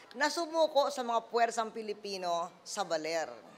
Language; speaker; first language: Filipino; native; Filipino